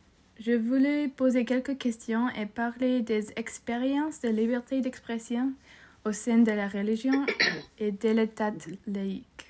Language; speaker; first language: French; non-native, learner; English